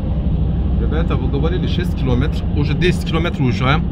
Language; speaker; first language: Russian; non-native, learner; Turkish